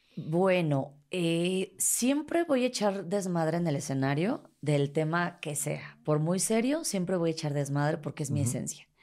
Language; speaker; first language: Spanish; native; Spanish